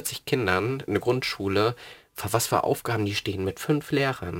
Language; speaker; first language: German; native; German